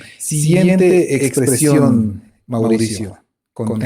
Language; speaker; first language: Spanish; native; Spanish